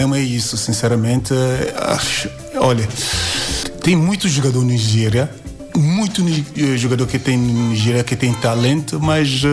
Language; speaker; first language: Portuguese; non-native, learner; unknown